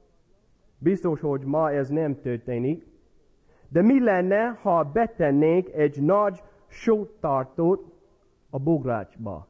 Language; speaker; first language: Hungarian; non-native, fluent; English